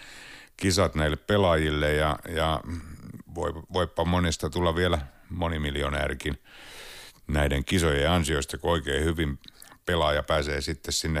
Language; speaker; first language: Finnish; native; Finnish